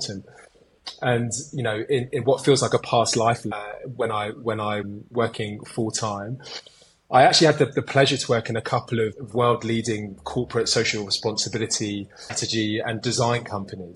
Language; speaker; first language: English; native; English